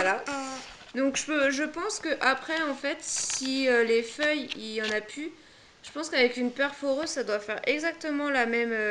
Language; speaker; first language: French; native; French